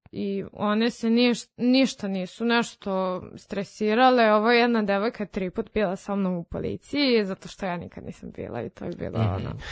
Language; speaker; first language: Serbian; non-native, local second language; Rusyn